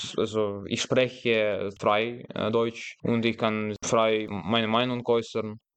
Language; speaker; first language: German; non-native, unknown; Russian